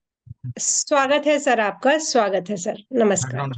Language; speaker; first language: Hindi; non-native, local second language; Morisyen